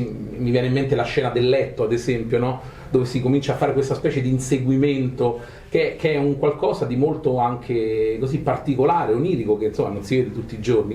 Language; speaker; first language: Italian; native; Italian